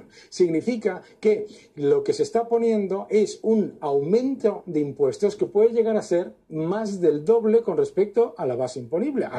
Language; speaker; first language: Spanish; native; Spanish